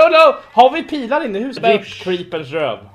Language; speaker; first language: Swedish; native; Swedish